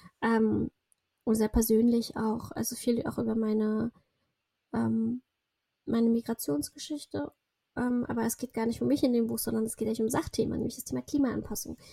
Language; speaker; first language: German; early bilingual, other home language; Russian